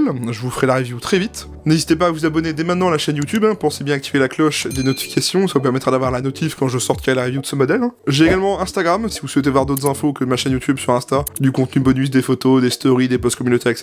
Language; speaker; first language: French; native; French